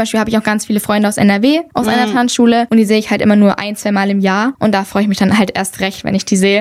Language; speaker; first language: German; native; German